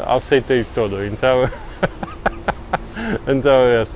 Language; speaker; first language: Portuguese; non-native, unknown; Polish